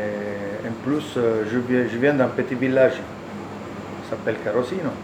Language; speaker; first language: French; non-native, learner; Italian